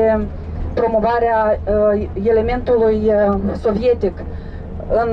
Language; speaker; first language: Romanian; native; Romanian